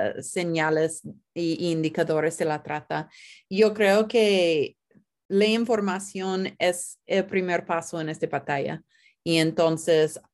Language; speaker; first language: Spanish; non-native, fluent; English